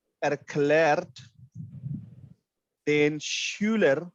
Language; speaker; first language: German; non-native, fluent; Hindi